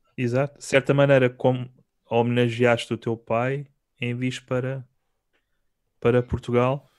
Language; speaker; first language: Portuguese; native; Portuguese